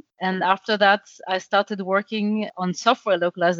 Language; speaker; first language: English; non-native, fluent; French